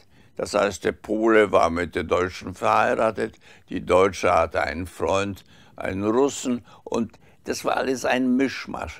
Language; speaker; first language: German; early bilingual, heritage; German